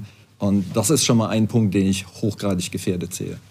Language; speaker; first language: German; native; German